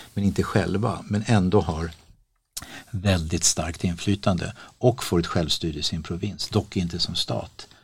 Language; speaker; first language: Swedish; native; Swedish